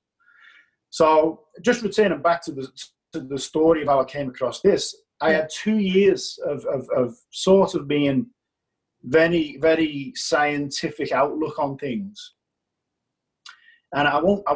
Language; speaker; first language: English; native; English